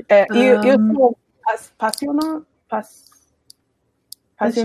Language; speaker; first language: French; non-native, learner; English